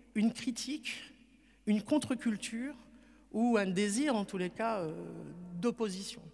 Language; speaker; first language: French; native; French